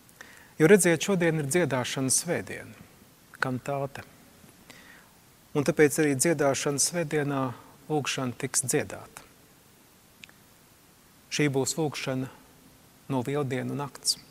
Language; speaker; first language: Latvian; native; Latvian